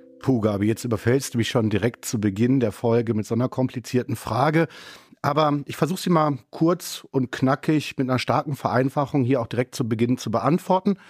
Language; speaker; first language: German; native; German